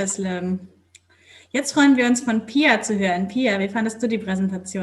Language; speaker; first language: German; native; German